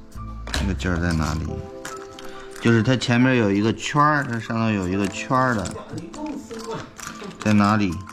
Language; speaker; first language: Chinese; native; Chinese